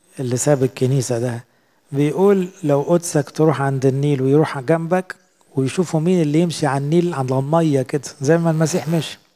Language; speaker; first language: Arabic; native; Arabic